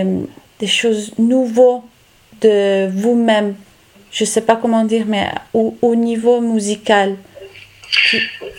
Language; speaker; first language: French; non-native, learner; Italian